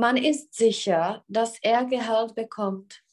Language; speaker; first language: German; non-native, learner; Czech